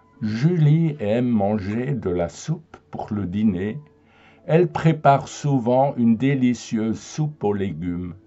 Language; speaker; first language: French; non-native, fluent; German